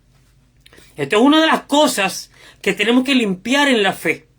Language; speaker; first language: Spanish; native; Spanish